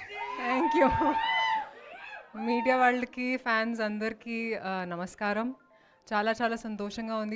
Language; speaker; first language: Telugu; non-native, local second language; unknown